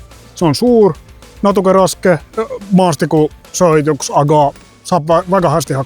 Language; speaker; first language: Estonian; non-native, learner; Finnish